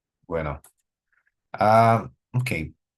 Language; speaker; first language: Spanish; non-native, learner; Portuguese